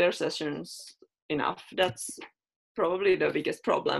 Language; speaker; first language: English; non-native, fluent; Finnish